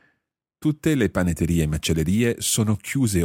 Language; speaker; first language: Italian; non-native, fluent; English